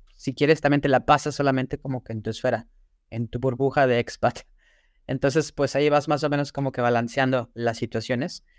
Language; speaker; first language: Spanish; native; Spanish